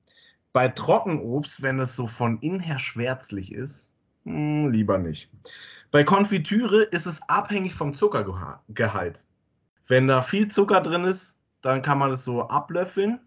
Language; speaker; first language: German; native; German